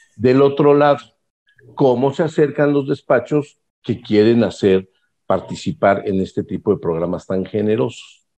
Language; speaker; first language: Spanish; native; Spanish